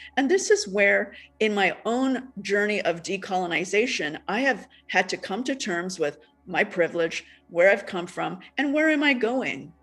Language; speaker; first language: English; native; English